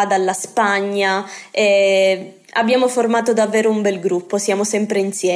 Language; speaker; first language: Italian; native; Italian